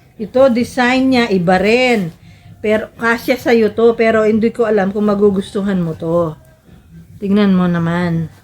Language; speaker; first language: Filipino; non-native, local second language; Pampanga